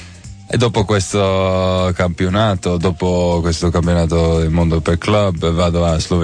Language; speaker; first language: Italian; non-native, learner; Dutch